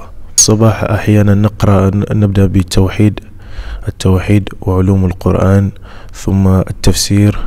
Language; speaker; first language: Arabic; non-native, fluent; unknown